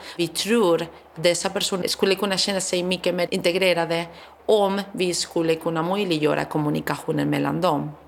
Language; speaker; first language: Swedish; non-native, fluent; Spanish